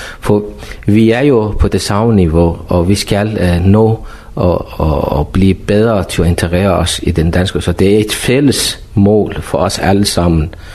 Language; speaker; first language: Danish; non-native, fluent; Persian